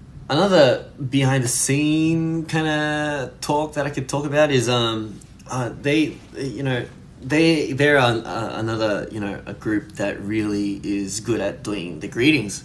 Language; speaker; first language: English; early bilingual, other home language; Korean